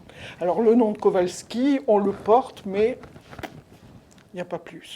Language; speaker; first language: French; native; French